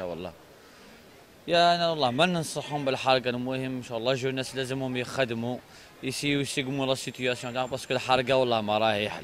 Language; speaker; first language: Arabic; native; Arabic